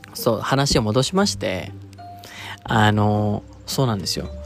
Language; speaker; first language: Japanese; early bilingual, other home language; Filipino